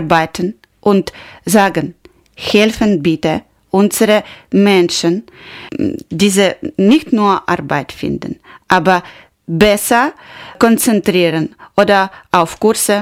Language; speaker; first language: German; non-native, learner; Ukrainian